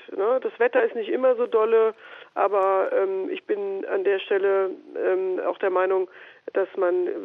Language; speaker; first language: German; native; German